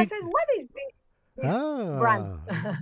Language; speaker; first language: English; non-native, learner; Spanish